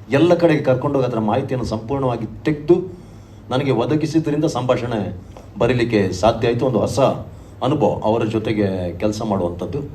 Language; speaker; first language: Kannada; non-native, local second language; Tulu